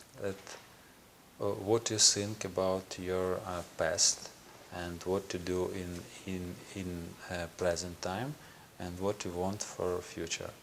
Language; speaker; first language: English; non-native, learner; Ukrainian